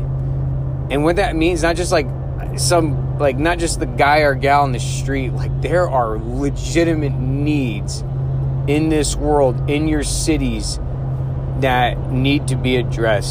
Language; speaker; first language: English; native; English